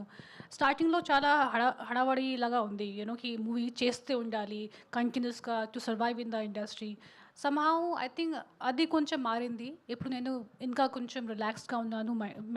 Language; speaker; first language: Telugu; non-native, local second language; Hindi